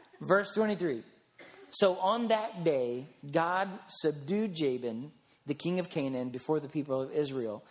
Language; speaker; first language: English; native; English